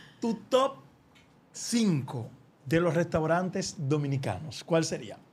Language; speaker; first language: Spanish; native; Spanish